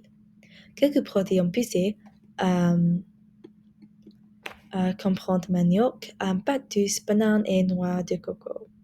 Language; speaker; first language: French; non-native, learner; English